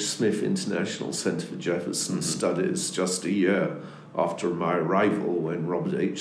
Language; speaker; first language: English; native; English